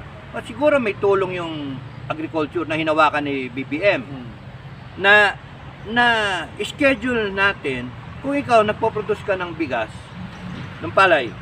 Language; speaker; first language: Filipino; native; Filipino